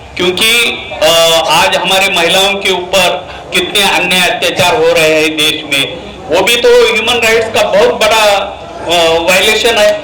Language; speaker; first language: Hindi; non-native, local second language; Marathi